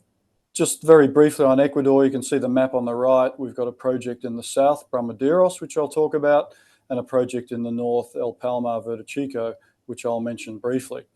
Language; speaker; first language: English; native; English